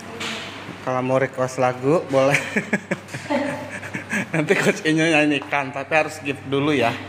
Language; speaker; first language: Indonesian; native; Indonesian